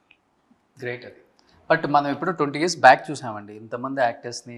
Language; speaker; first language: Telugu; native; Telugu